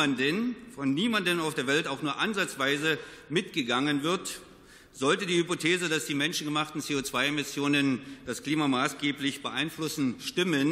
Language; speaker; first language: German; native; German